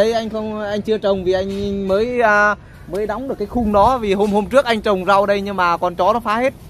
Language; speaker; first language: Vietnamese; native; Vietnamese